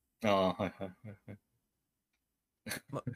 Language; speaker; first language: Japanese; native; Japanese